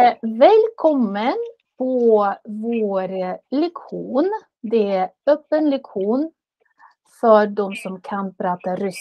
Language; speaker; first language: Swedish; non-native, fluent; Russian